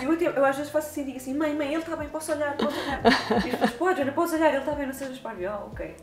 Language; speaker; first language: Portuguese; native; Portuguese